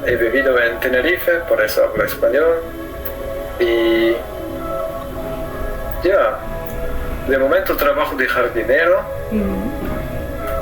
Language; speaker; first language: Spanish; non-native, fluent; German